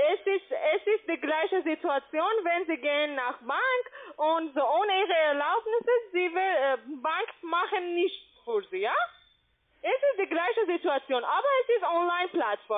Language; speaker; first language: German; non-native, learner; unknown